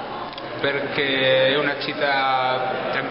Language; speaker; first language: Italian; non-native, learner; Spanish